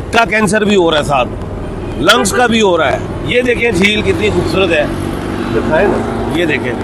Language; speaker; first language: Urdu; non-native, local second language; Punjabi